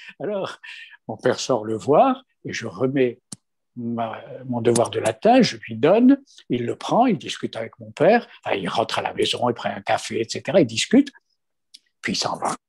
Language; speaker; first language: French; non-native, local second language; Kabyle